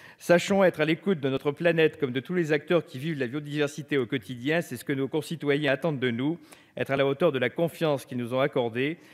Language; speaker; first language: French; native; French